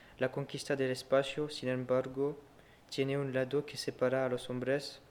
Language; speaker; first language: Spanish; non-native, learner; French